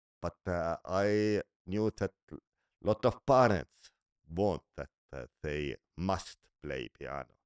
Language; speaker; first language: English; non-native, learner; Estonian